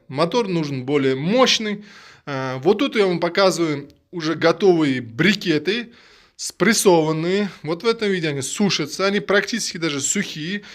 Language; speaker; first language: Russian; non-native, local second language; Uzbek